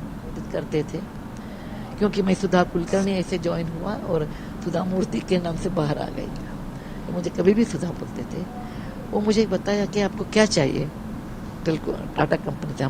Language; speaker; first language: Hindi; non-native, local second language; Kannada